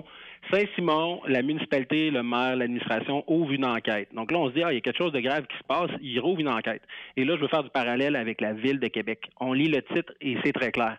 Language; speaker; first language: French; native; French